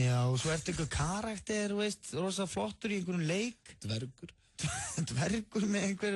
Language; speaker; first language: Icelandic; native; Icelandic